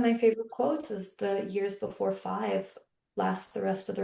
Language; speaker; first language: English; native; English